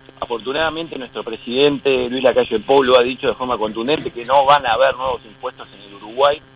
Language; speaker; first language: Spanish; native; Spanish